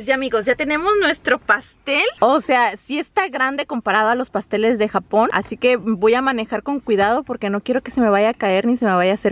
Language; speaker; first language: Spanish; native; Spanish